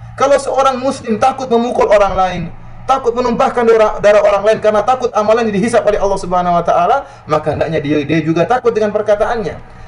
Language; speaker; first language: Indonesian; native; Indonesian